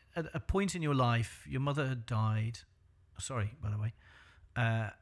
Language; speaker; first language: English; native; English